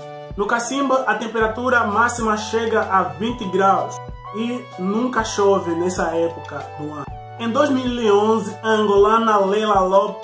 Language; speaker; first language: Portuguese; native; Portuguese